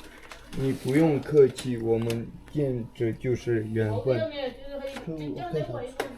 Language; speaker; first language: Chinese; non-native, local second language; Tibetan